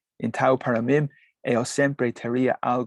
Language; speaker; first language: Portuguese; non-native, learner; English